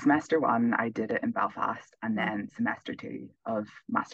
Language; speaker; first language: English; native; English